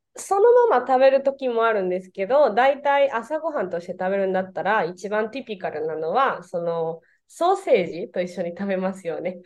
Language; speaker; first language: Japanese; non-native, fluent; Spanish